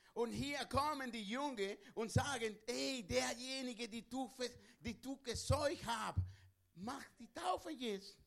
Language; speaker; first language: German; non-native, learner; Spanish